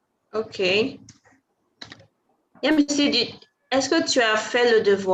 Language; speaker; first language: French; non-native, fluent; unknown